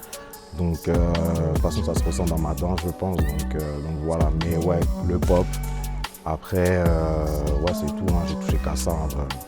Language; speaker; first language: French; native; French